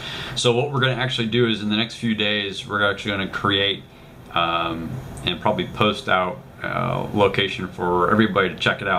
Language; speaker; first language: English; native; English